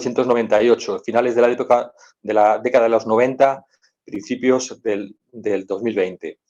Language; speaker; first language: Spanish; native; Spanish